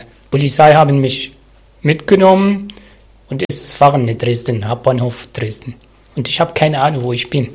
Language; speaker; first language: German; non-native, learner; Arabic